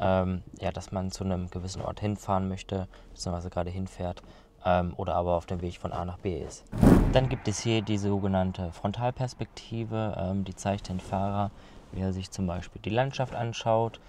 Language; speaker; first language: German; native; German